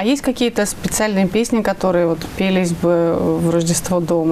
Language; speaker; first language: Russian; native; Russian